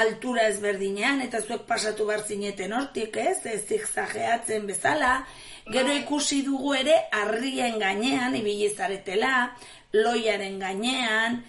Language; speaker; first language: Basque; native; Basque